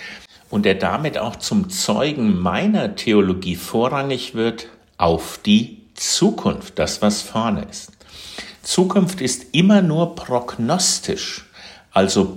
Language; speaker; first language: German; native; German